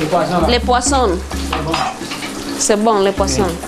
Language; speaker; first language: French; non-native, learner; Spanish